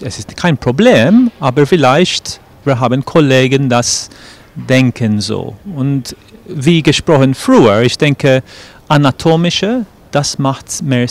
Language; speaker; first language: German; non-native, fluent; English